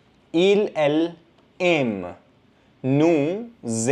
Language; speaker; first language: French; non-native, fluent; Hindi